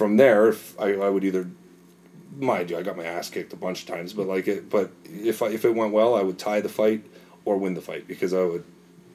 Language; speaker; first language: English; native; English